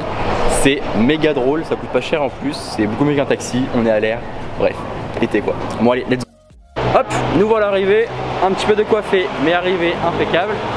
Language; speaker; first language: French; native; French